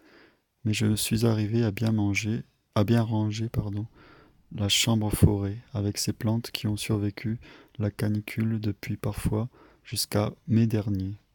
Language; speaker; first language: French; native; French